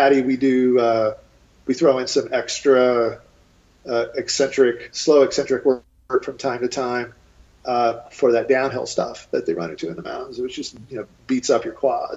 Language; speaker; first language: English; native; English